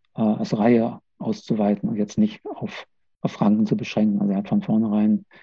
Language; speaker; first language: German; native; German